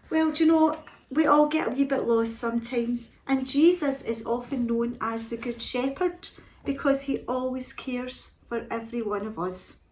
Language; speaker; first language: English; native; English